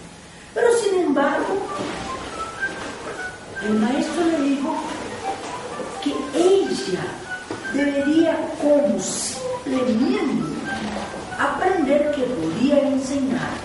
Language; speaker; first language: Spanish; non-native, fluent; Portuguese